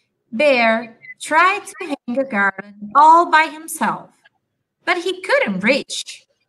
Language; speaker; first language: English; non-native, fluent; Portuguese